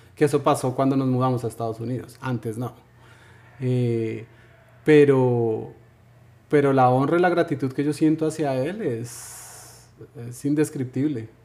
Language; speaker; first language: Spanish; native; Spanish